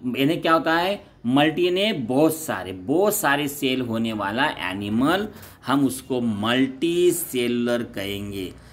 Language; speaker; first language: Hindi; non-native, local second language; Marathi